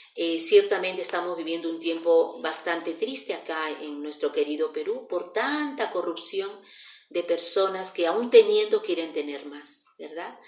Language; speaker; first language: Spanish; native; Spanish